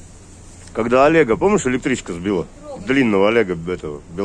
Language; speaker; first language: Russian; native; Russian